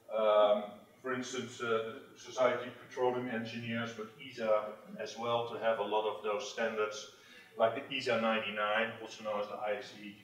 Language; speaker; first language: English; non-native, fluent; Dutch